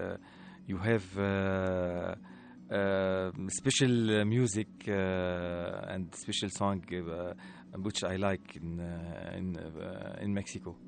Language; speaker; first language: English; non-native, learner; Arabic